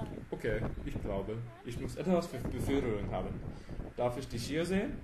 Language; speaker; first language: German; non-native, learner; English